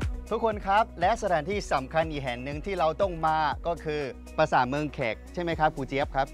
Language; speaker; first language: Thai; non-native, fluent; Chinese